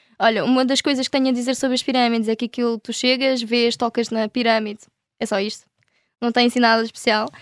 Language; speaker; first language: Portuguese; early bilingual, other home language; Ukrainian